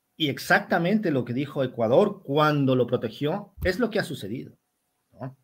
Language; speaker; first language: Spanish; native; Spanish